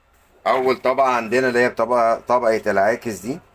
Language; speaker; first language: Arabic; native; Arabic